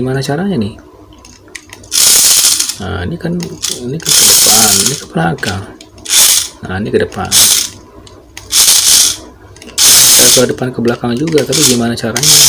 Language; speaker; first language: Indonesian; native; Indonesian